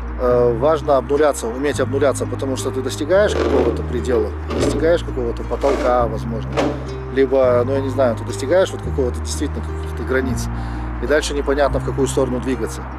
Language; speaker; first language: Russian; native; Russian